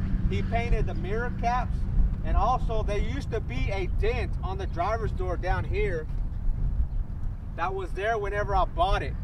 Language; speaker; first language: English; early bilingual, other home language; Spanish